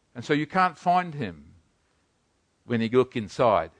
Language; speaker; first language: English; native; English